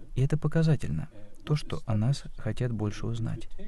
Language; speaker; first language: Russian; non-native, fluent; Dutch